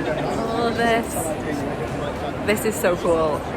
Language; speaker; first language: English; native; English